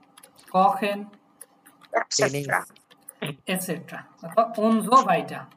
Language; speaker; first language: German; non-native, fluent; Bangla